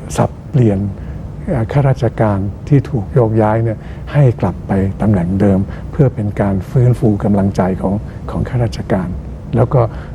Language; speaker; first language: Thai; native; Thai